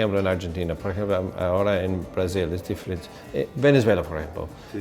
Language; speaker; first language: Spanish; non-native, fluent; English